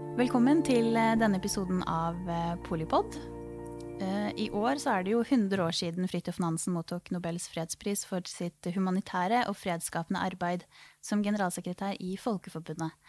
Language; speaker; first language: Norwegian; native; Norwegian